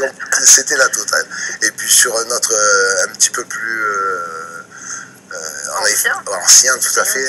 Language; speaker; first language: French; native; French